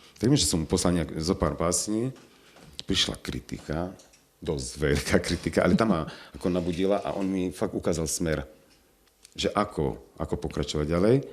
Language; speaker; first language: Slovak; non-native, local second language; Romany